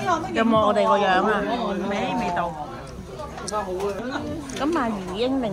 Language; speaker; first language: Chinese; native; Chinese